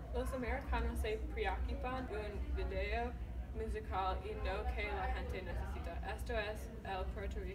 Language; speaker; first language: Spanish; non-native, learner; English